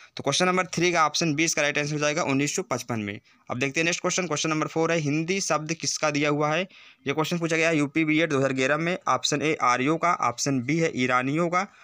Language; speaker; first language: Hindi; native; Hindi